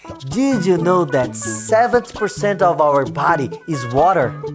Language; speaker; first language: English; non-native, fluent; Portuguese